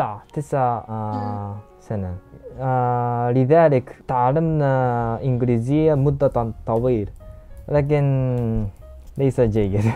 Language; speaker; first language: Arabic; non-native, learner; Japanese